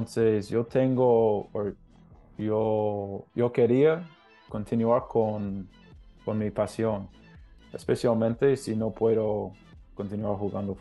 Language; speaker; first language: Spanish; non-native, learner; English